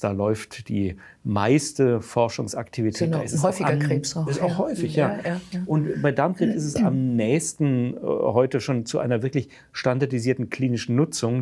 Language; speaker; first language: German; native; German